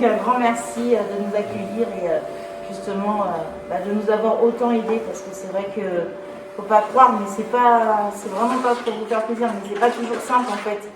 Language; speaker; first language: French; native; French